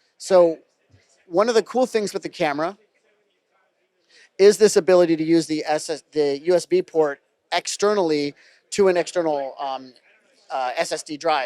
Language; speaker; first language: English; native; English